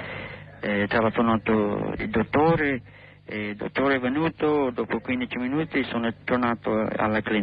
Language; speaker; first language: Italian; non-native, learner; English